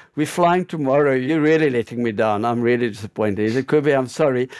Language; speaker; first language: English; native; English